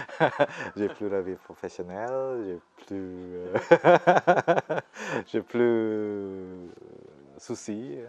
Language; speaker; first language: French; non-native, fluent; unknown